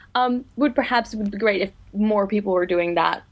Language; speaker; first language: English; non-native, fluent; Dutch